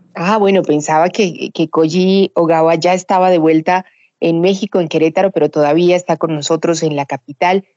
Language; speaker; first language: Spanish; native; Spanish